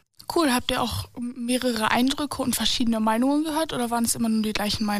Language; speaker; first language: German; native; German